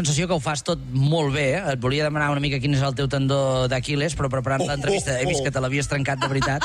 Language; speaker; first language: Catalan; native; Catalan